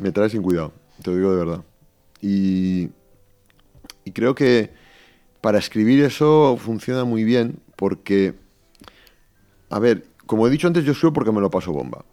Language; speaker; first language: Spanish; native; Spanish